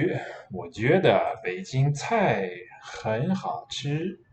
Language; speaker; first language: Chinese; non-native, learner; English